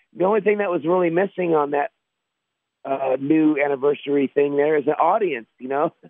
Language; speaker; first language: English; native; English